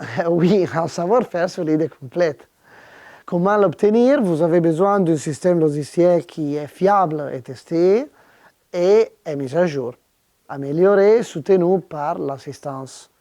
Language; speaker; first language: French; non-native, fluent; Italian